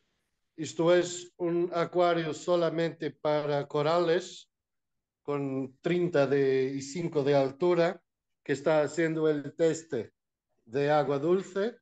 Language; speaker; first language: Spanish; non-native, fluent; Portuguese